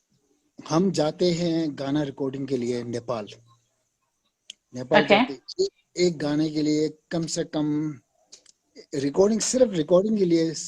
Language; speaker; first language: Hindi; non-native, local second language; Tibetan